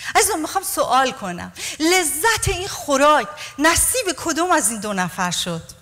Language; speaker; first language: Persian; native; Persian